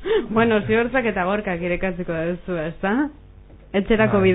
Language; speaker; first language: Basque; native; Basque